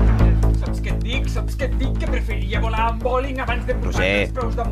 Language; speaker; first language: Catalan; native; Catalan